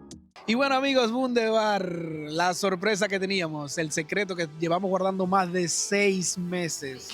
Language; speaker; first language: Spanish; native; Spanish